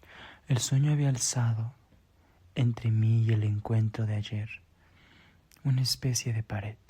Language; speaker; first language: Spanish; native; Spanish